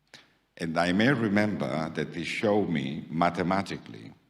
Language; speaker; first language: English; non-native, fluent; Italian